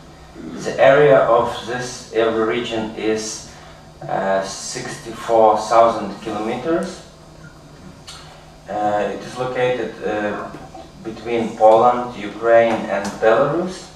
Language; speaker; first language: English; non-native, learner; Ukrainian